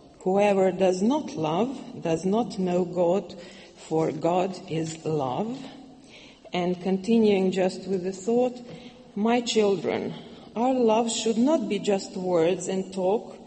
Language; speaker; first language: English; non-native, fluent; Hungarian